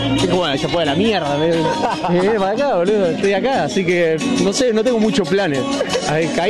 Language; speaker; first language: Spanish; native; Spanish